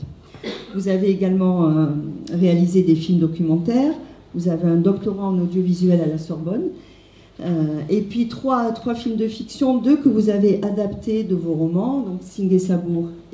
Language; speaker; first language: French; native; French